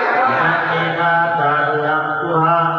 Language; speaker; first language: Arabic; non-native, fluent; Bangla